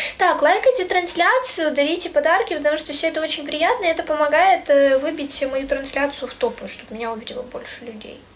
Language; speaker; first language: Russian; native; Russian